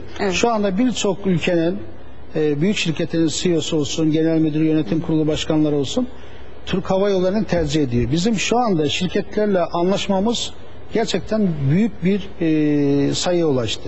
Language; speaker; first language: Turkish; native; Turkish